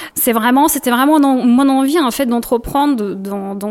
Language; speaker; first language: French; non-native, fluent; Russian